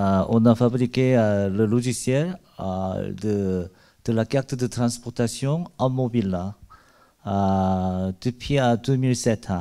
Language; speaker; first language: French; non-native, learner; Korean